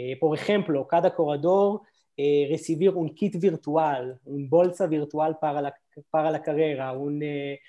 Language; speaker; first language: Spanish; non-native, learner; Hebrew